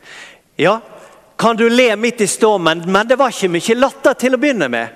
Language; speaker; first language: Norwegian; native; Norwegian